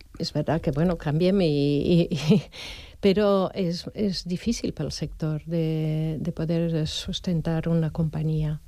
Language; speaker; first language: Catalan; non-native, fluent; French